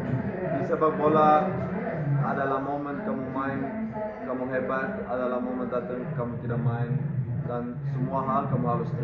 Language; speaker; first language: Indonesian; non-native, fluent; Dutch